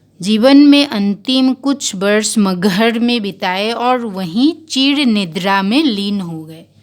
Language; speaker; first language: Hindi; non-native, local second language; Assamese